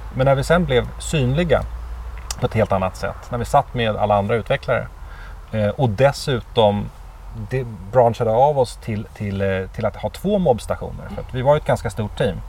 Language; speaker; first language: Swedish; native; Swedish